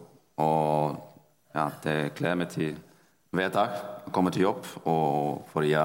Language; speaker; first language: Danish; non-native, fluent; Icelandic